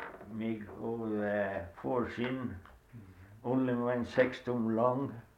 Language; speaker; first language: English; non-native, fluent; Swedish